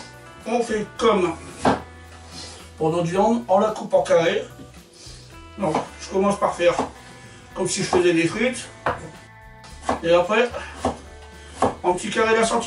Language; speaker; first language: French; native; French